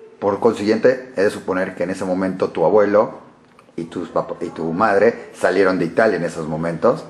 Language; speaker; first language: Spanish; native; Spanish